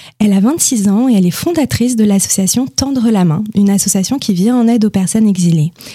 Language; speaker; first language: French; native; French